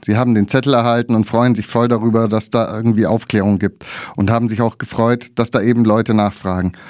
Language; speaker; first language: German; native; German